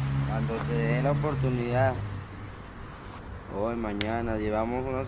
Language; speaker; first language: Spanish; native; Spanish